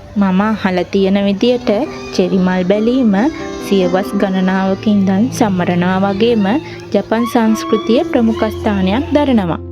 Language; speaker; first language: Sinhala; native; Sinhala